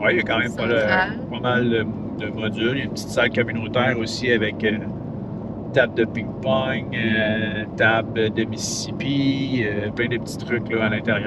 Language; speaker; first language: French; native; French